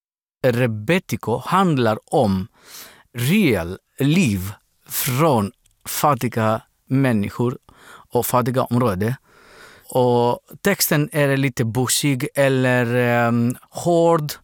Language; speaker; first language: Swedish; non-native, learner; Greek